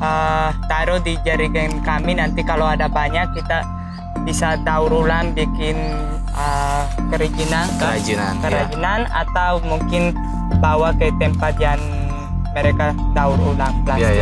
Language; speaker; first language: Indonesian; non-native, fluent; Spanish